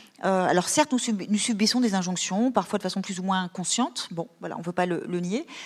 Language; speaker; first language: French; native; French